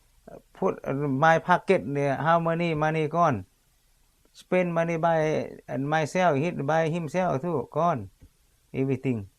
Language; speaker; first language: English; non-native, learner; Lao